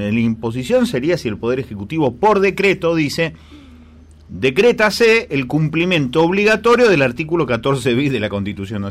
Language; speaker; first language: Spanish; native; Spanish